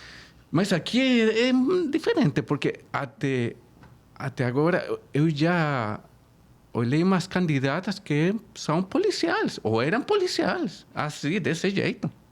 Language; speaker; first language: Portuguese; non-native, fluent; Spanish